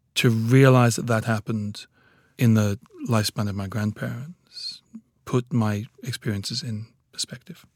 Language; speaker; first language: English; native; English